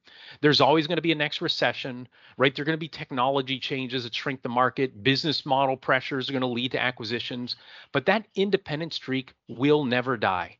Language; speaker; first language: English; native; English